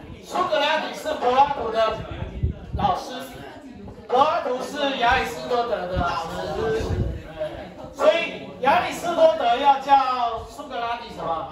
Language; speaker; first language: Chinese; native; Chinese